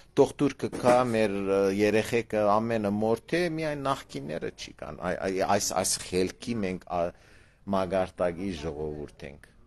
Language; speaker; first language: Armenian; early bilingual, heritage; Armenian